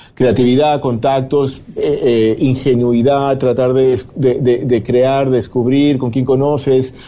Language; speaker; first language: Spanish; native; Spanish